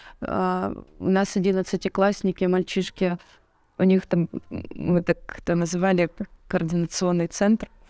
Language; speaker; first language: Russian; native; Russian